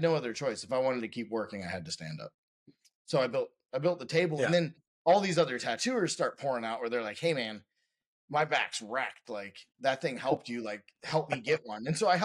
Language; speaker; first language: English; native; English